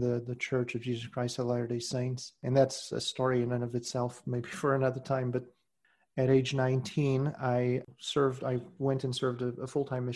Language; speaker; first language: English; non-native, fluent; Portuguese